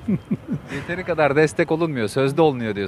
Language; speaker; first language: Turkish; native; Turkish